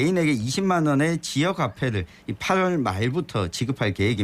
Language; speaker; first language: Korean; native; Korean